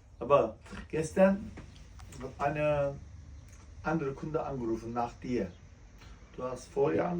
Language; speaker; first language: German; non-native, learner; Turkish